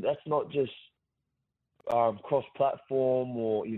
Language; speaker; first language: English; native; English